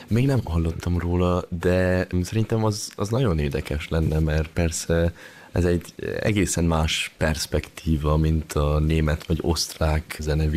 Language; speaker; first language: Hungarian; early bilingual, heritage; Hungarian